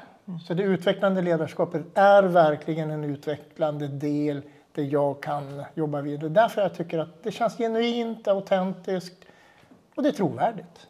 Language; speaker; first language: Swedish; native; Swedish